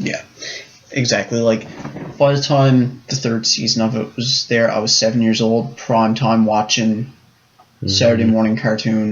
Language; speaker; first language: English; native; English